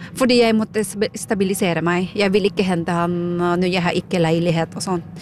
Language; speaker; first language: Norwegian; non-native, fluent; Filipino